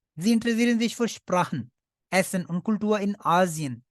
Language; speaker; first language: German; non-native, fluent; Hindi